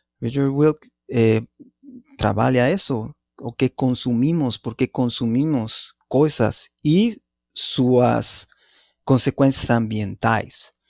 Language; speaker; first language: Portuguese; non-native, fluent; Spanish